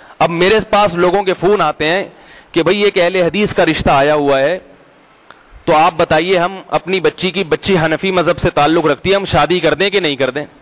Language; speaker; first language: Urdu; native; Urdu